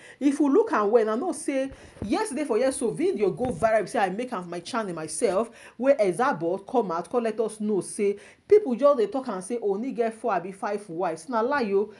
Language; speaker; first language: Nigerian Pidgin; non-native, local second language; Yoruba